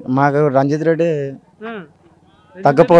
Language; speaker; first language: Telugu; native; Telugu